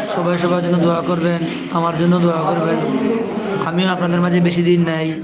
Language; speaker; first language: Bangla; native; Bangla